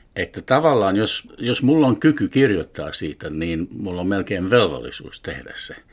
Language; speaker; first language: Finnish; non-native, fluent; English